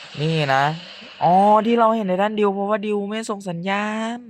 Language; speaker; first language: Thai; native; Thai